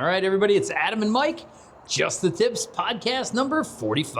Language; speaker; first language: English; native; English